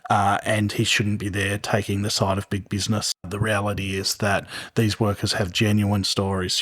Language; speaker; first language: English; native; English